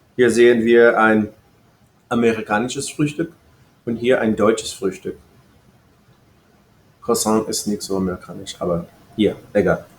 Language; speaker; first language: German; non-native, fluent; English